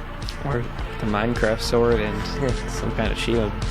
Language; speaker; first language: English; native; English